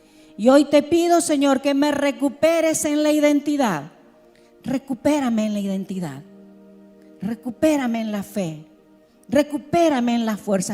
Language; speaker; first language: Spanish; native; Spanish